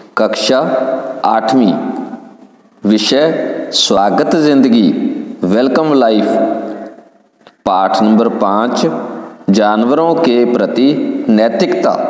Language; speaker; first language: Hindi; non-native, local second language; Punjabi